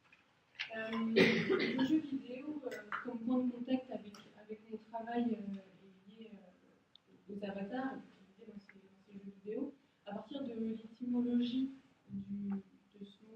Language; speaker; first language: French; native; French